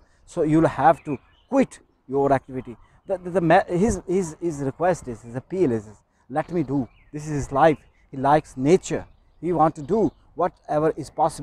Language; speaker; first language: English; non-native, learner; Urdu